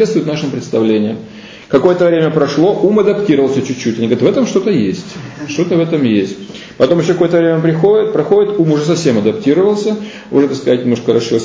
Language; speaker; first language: Russian; native; Russian